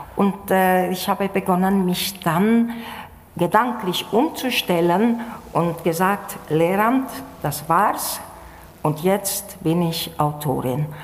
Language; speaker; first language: German; native; German